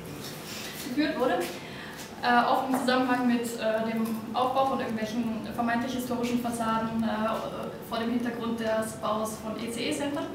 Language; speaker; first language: German; native; German